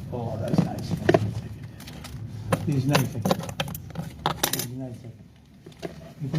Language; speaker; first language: English; non-native, learner; Indonesian